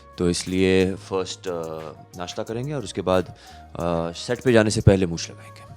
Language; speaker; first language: Hindi; non-native, local second language; Marathi